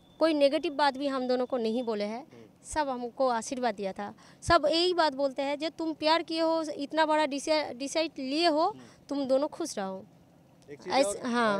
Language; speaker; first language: Hindi; non-native, local second language; Bangla